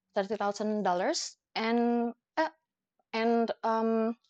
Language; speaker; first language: English; non-native, fluent; Indonesian